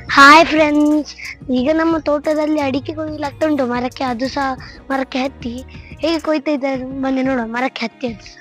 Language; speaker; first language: Kannada; non-native, local second language; Tulu